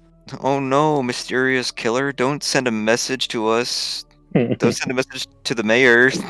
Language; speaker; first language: English; native; English